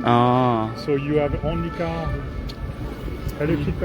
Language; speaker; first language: English; non-native, learner; French